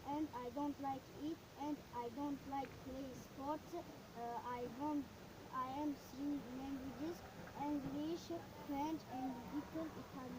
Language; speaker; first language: English; non-native, learner; Tajik